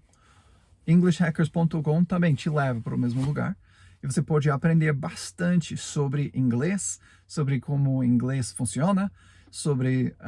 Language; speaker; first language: Portuguese; non-native, fluent; English